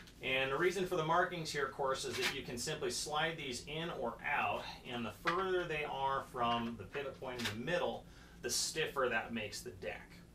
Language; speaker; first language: English; native; English